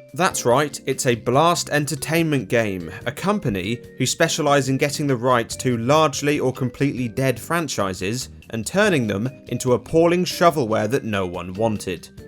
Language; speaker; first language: English; native; English